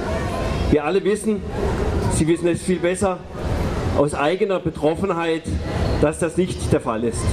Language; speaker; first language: German; native; German